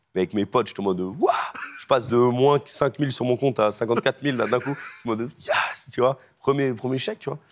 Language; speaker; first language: French; native; French